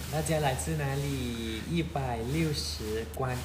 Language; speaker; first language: Chinese; non-native, learner; Thai